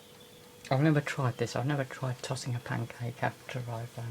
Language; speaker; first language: English; native; English